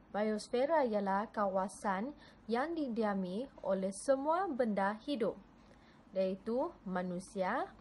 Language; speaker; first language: Malay; non-native, local second language; Chinese